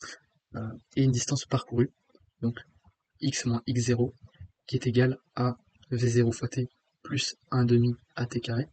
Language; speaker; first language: French; native; French